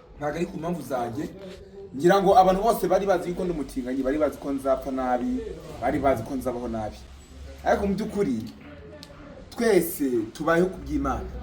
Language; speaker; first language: Kinyarwanda; early bilingual, heritage; Kinyarwanda